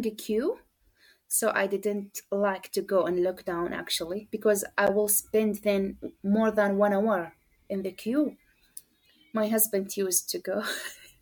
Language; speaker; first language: English; non-native, learner; Arabic